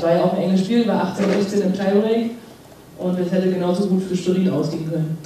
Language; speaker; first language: German; native; German